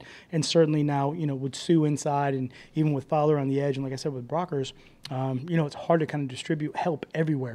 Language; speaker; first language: English; native; English